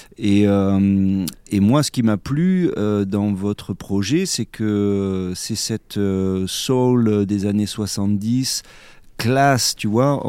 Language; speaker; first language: French; native; French